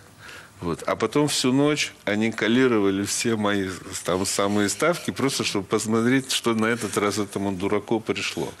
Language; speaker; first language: Russian; native; Russian